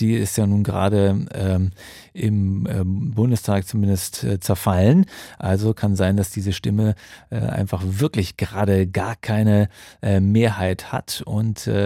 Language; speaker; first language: German; native; German